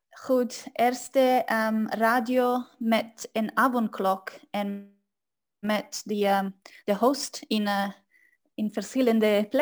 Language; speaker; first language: Dutch; non-native, learner; English